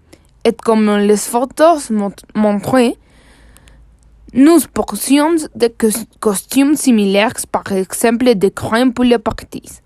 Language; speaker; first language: French; non-native, learner; Spanish